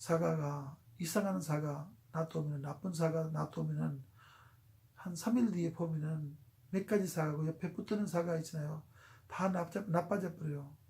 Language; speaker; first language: Korean; non-native, fluent; Urdu